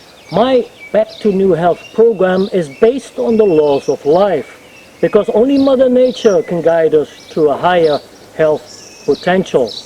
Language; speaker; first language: English; non-native, fluent; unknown